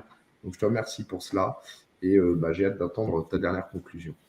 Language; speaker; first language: French; native; French